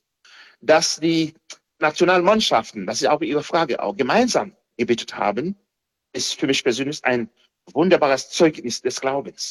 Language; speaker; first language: German; non-native, fluent; Haitian Creole